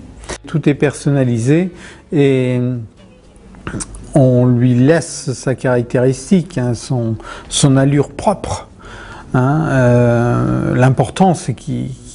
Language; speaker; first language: French; native; French